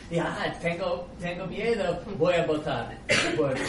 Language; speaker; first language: Spanish; non-native, fluent; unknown